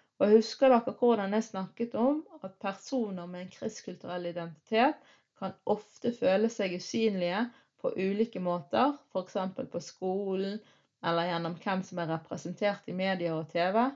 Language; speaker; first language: Norwegian; early bilingual, other home language; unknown